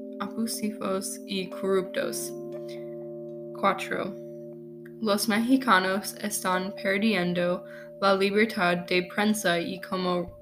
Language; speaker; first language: Spanish; non-native, learner; English